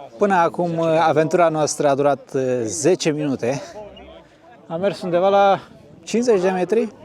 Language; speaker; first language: Romanian; native; Romanian